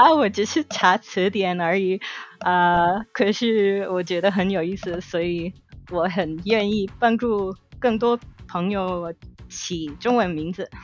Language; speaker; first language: Chinese; non-native, learner; English